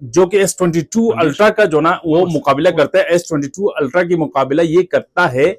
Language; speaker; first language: Urdu; non-native, local second language; Punjabi